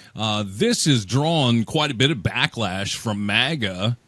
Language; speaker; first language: English; native; English